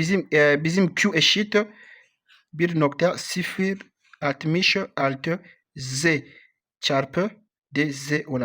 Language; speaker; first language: Turkish; non-native, learner; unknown